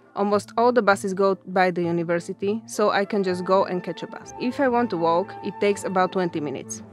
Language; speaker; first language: English; non-native, fluent; Slovak